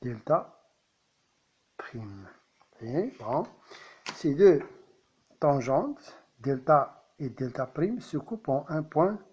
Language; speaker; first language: French; non-native, local second language; Arabic